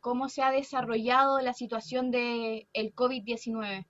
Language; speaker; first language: Spanish; native; Spanish